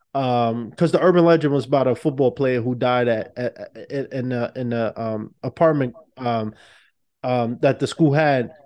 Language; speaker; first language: English; native; English